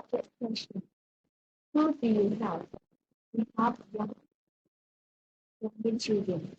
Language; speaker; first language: English; non-native, learner; Vietnamese